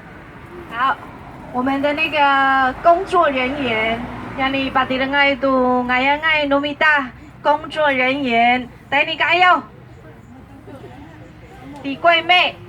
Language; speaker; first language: Chinese; non-native, local second language; Amis